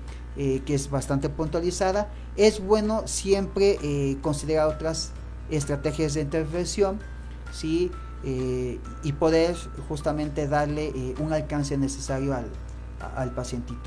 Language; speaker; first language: Spanish; native; Spanish